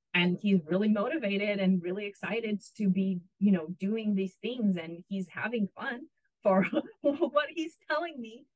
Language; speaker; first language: English; non-native, fluent; Russian